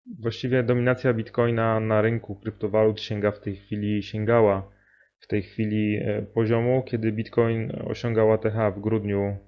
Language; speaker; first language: Polish; native; Polish